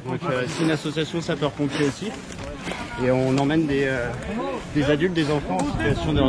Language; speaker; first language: French; native; French